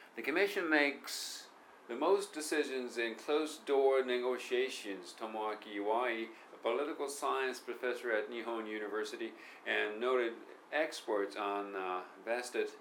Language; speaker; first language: English; non-native, fluent; Japanese